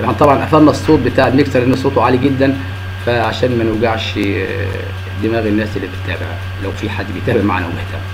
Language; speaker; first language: Arabic; native; Arabic